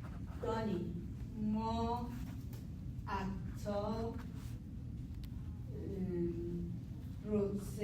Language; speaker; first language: Hebrew; non-native, learner; English